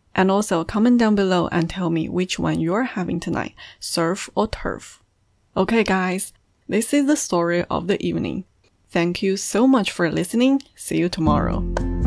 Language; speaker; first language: English; non-native, fluent; Chinese